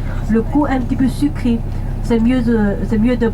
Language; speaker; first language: French; non-native, learner; Chinese